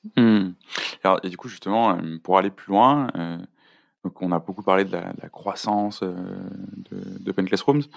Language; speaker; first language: French; native; French